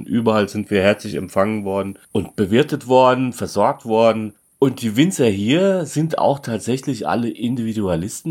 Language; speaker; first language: German; native; German